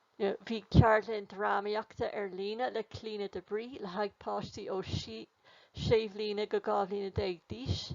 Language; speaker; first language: Irish; non-native, local second language; English